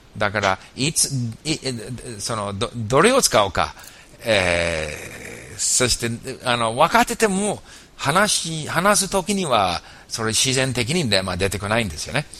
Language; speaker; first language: Japanese; non-native, fluent; English